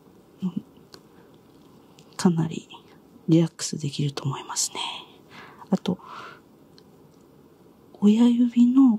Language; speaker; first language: Japanese; native; Japanese